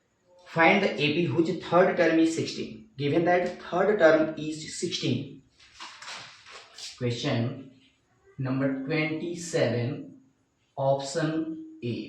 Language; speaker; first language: English; non-native, local second language; Hindi